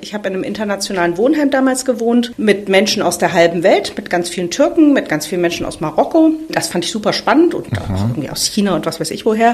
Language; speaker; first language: German; native; German